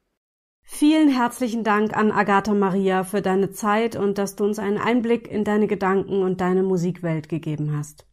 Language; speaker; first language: German; native; German